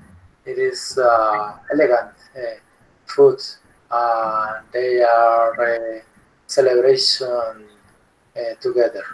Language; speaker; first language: English; non-native, learner; Spanish